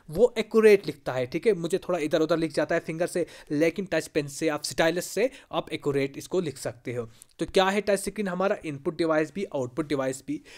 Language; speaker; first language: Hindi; non-native, local second language; Kashmiri